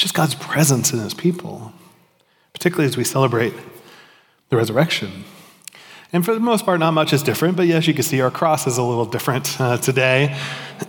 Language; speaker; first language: English; native; English